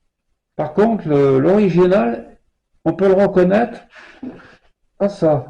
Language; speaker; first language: French; native; French